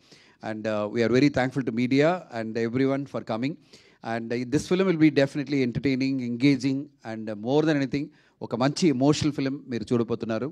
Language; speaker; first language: Telugu; non-native, fluent; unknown